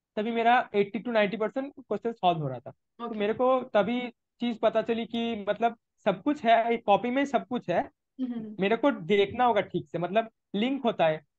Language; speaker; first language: Hindi; non-native, local second language; Bangla